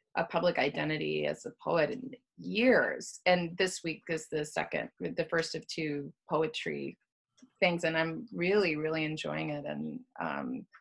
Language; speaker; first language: English; native; English